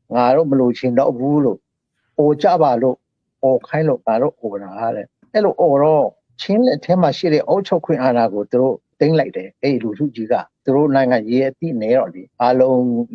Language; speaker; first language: Burmese; non-native, local second language; Hakha Chin